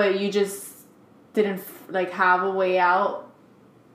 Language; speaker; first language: English; early bilingual, other home language; Spanish